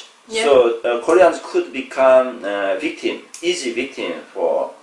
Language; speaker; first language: English; non-native, learner; Korean